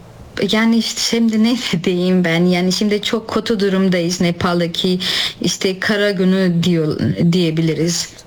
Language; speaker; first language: Turkish; non-native, learner; Nepali